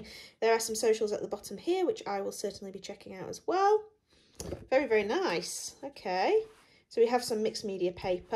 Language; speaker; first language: English; native; English